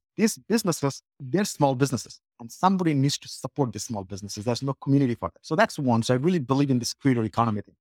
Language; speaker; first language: English; non-native, local second language; Bangla